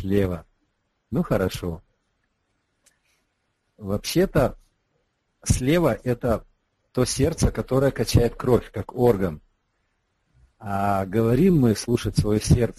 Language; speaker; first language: Russian; native; Russian